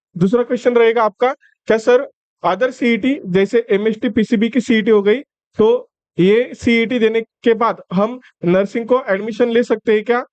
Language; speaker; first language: Hindi; non-native, local second language; Marathi